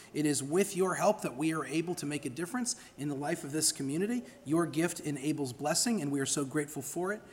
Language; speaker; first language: English; native; English